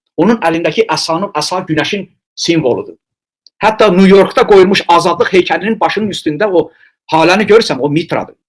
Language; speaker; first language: Azerbaijani; non-native, local second language; Talysh